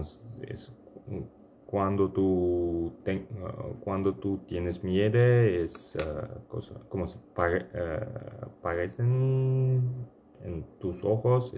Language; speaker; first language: Spanish; non-native, learner; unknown